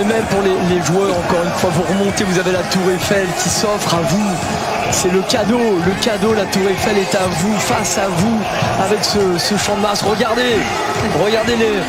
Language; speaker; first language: French; native; French